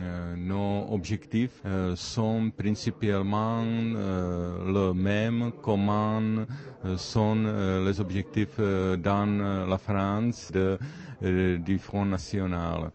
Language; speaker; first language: French; non-native, learner; Czech